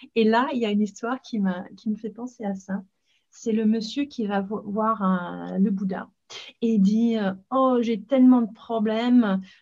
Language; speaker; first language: French; non-native, fluent; English